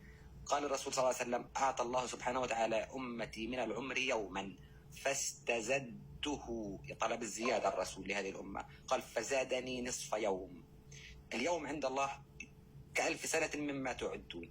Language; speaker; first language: Arabic; native; Arabic